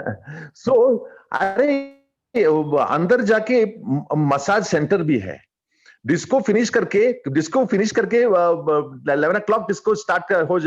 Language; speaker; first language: Hindi; non-native, learner; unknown